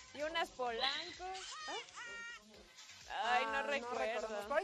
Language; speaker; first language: Spanish; native; Spanish